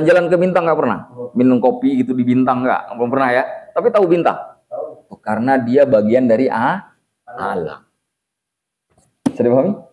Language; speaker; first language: Indonesian; native; Indonesian